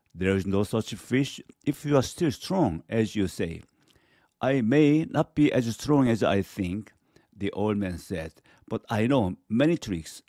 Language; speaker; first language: English; non-native, fluent; Korean